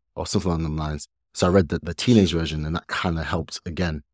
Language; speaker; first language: English; early bilingual, other home language; Yoruba